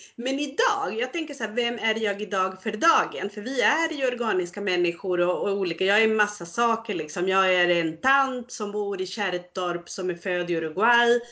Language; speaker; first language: Swedish; early bilingual, other home language; Spanish